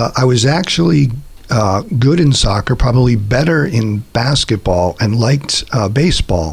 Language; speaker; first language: English; native; English